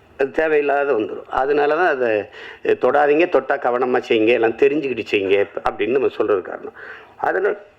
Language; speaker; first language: Tamil; native; Tamil